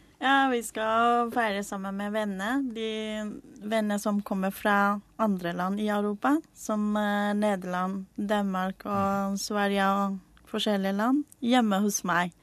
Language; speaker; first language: Norwegian; non-native, learner; Burmese